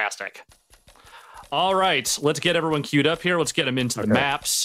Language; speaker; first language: English; native; English